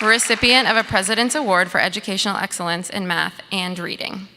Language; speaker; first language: English; native; English